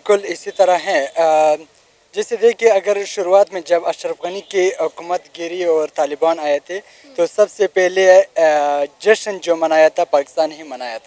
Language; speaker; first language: Hindi; non-native, local second language; Pashto